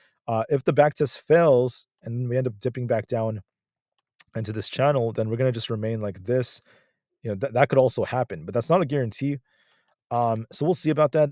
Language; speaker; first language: English; native; English